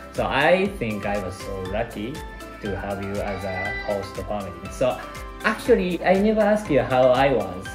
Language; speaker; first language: English; non-native, fluent; Japanese